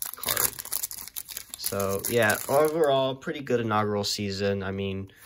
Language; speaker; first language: English; native; English